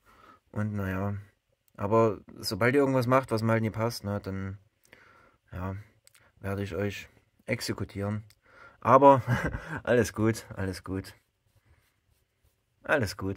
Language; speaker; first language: German; native; German